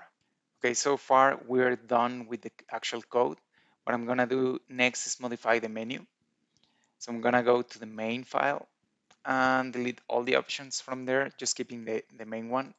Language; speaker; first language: English; non-native, fluent; Spanish